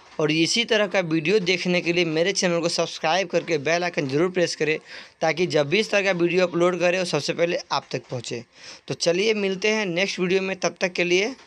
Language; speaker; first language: Hindi; native; Hindi